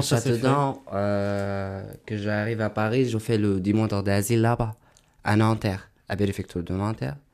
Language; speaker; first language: French; non-native, learner; Arabic